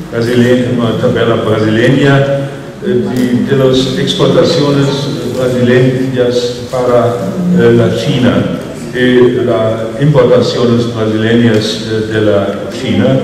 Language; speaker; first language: Spanish; non-native, fluent; German